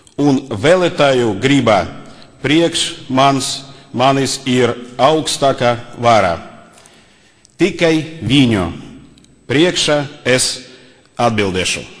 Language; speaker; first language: Latvian; non-native, learner; Russian